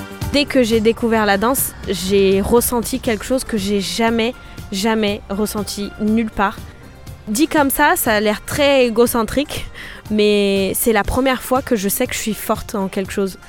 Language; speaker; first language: French; non-native, fluent; Portuguese